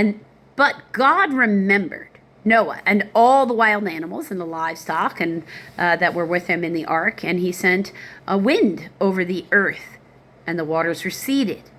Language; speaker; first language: English; native; English